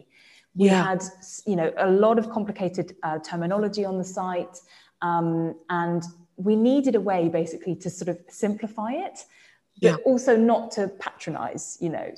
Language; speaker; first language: English; native; English